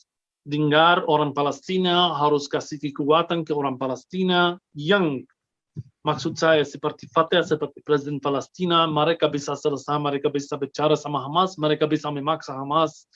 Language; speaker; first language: Indonesian; non-native, fluent; Arabic